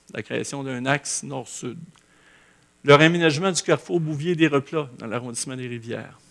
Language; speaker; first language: French; native; French